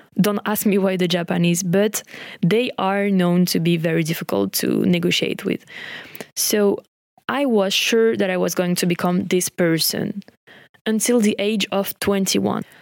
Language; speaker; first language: English; non-native, fluent; French